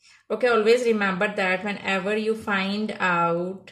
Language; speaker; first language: English; non-native, local second language; Urdu